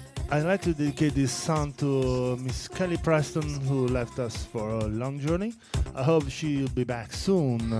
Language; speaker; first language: English; non-native, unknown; Italian